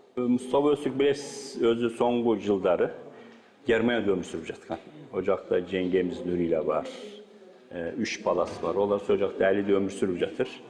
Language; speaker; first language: Kazakh; early bilingual, heritage; Kazakh